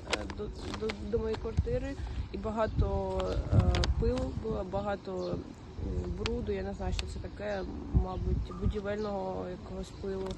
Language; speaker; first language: Ukrainian; non-native, local second language; Russian